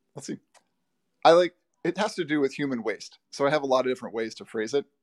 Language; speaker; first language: English; native; English